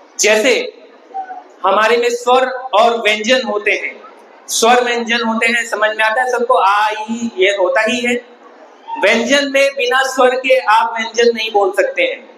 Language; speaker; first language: Hindi; native; Hindi